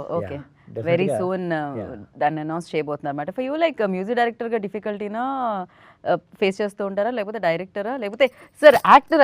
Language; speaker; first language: Telugu; native; Telugu